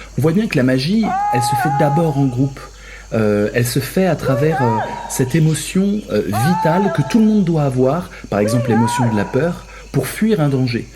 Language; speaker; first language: French; native; French